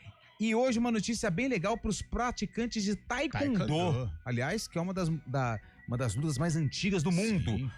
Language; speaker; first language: Portuguese; native; Portuguese